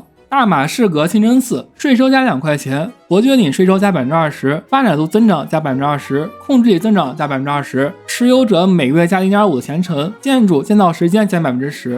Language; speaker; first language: Chinese; native; Chinese